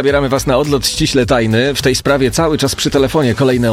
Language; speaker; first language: Polish; native; Polish